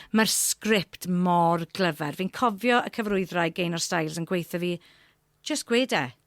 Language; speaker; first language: Welsh; non-native, local second language; English